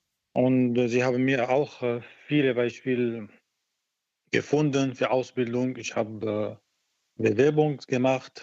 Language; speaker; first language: German; non-native, learner; Arabic